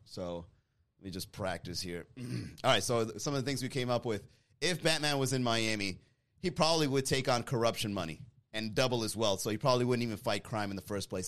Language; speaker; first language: English; native; English